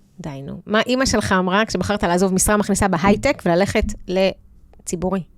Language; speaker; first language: Hebrew; early bilingual, other home language; Russian